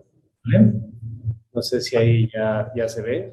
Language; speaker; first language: Spanish; native; Spanish